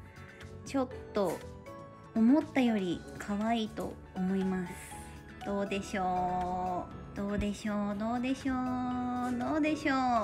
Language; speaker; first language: Japanese; native; Japanese